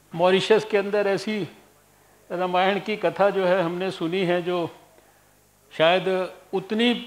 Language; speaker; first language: Hindi; native; Hindi